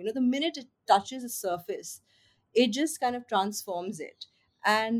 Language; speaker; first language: English; non-native, local second language; Hindi